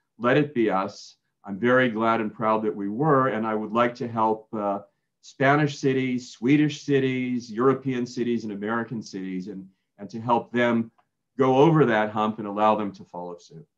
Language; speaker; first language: English; native; English